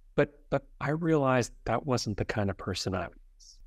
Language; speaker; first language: English; native; English